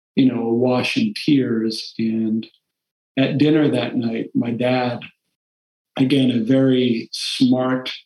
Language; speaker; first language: English; early bilingual, other home language; Portuguese